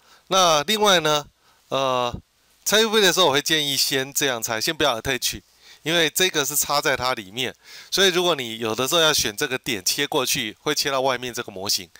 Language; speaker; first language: Chinese; native; Chinese